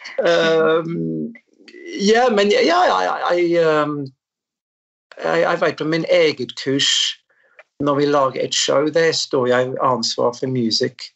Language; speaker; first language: Norwegian; non-native, fluent; English